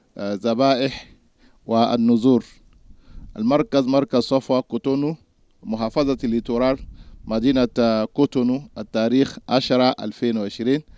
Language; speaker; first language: Arabic; non-native, fluent; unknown